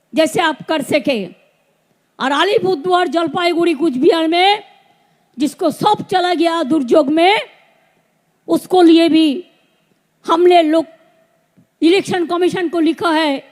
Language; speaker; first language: Hindi; non-native, local second language; Bangla